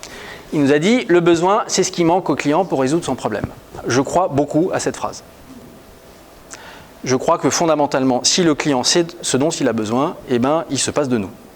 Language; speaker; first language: French; native; French